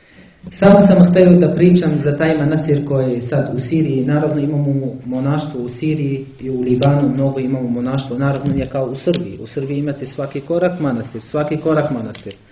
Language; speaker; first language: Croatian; non-native, learner; Arabic